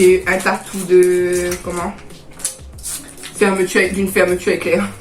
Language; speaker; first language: French; native; French